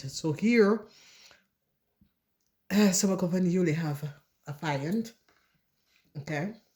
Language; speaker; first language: Dutch; non-native, fluent; English